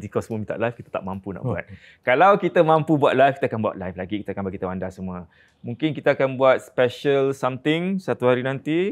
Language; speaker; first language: Malay; native; Malay